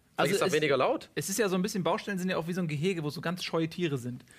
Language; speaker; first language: German; native; German